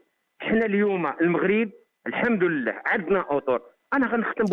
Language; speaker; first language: Arabic; native; Arabic